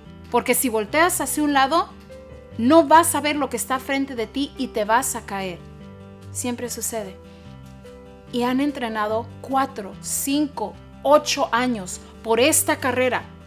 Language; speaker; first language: Spanish; early bilingual, heritage; Spanish